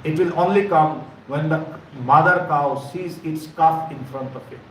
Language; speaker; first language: English; non-native, local second language; Bangla